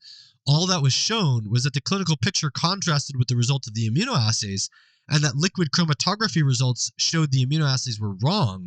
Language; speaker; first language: English; native; English